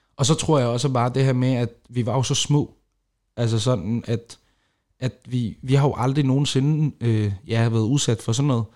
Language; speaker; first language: Danish; early bilingual, other home language; Kurdish